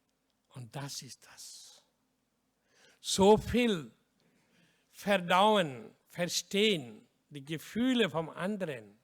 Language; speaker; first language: German; non-native, learner; Hindi